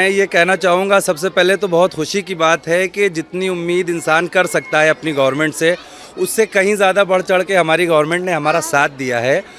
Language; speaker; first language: Hindi; native; Hindi